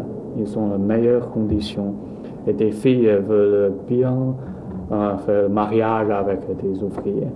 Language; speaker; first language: French; non-native, learner; Chinese